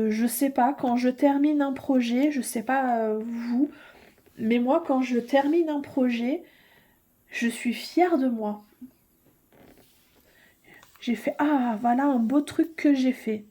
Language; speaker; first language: French; native; French